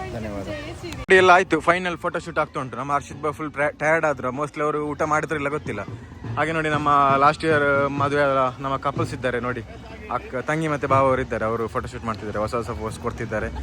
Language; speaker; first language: Kannada; non-native, local second language; Tulu